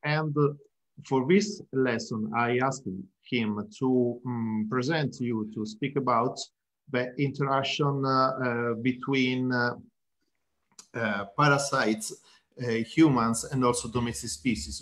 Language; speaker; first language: English; non-native, fluent; Italian